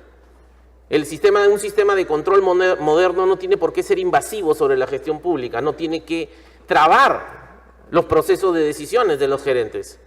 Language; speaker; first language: Spanish; native; Spanish